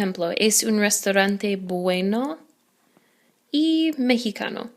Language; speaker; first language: Spanish; non-native, fluent; English